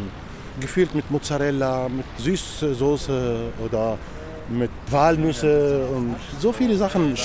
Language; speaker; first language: German; non-native, fluent; Arabic